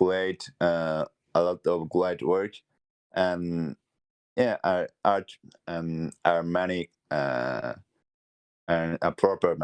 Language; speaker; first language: English; non-native, learner; Japanese